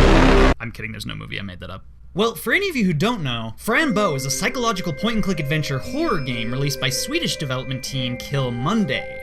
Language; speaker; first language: English; native; English